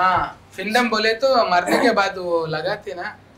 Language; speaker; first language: Hindi; non-native, local second language; Telugu